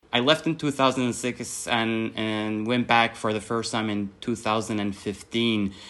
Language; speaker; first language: English; non-native, fluent; Arabic